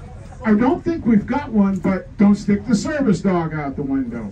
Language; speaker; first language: English; native; English